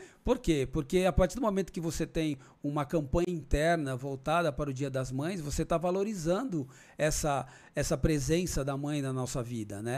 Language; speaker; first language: Portuguese; native; Portuguese